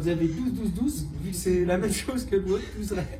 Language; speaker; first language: French; native; French